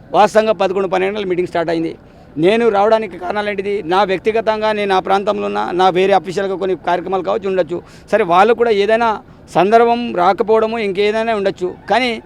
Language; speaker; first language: Telugu; non-native, local second language; Gondi